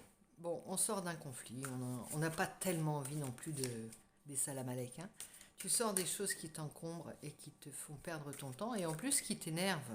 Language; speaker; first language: French; native; French